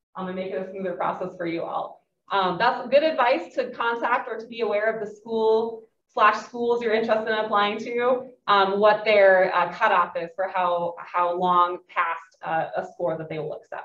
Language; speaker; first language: English; native; English